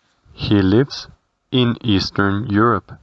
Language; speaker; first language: English; non-native, fluent; Spanish